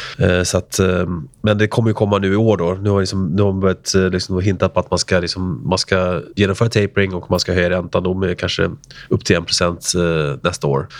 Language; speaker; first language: Swedish; early bilingual, other home language; Spanish